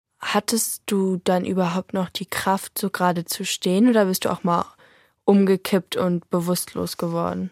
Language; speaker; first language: German; native; German